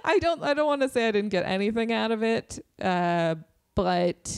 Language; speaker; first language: English; native; English